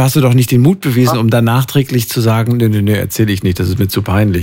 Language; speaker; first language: German; native; German